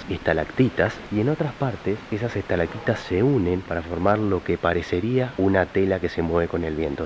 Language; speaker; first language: Spanish; native; Spanish